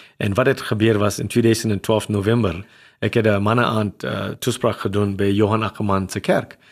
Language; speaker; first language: Afrikaans; non-native, local second language; English